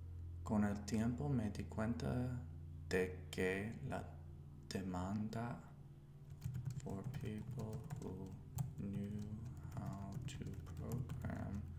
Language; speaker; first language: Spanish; non-native, learner; English